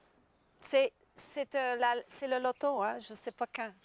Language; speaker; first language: French; non-native, local second language; English